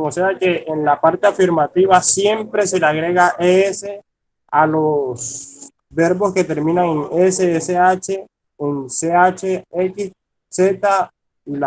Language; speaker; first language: Spanish; native; Spanish